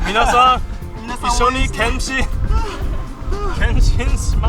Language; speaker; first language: Japanese; non-native, learner; Chinese